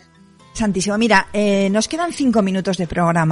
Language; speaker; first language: Spanish; native; Spanish